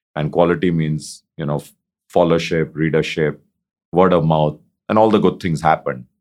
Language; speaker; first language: English; non-native, local second language; Hindi